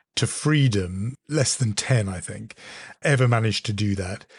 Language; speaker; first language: English; native; English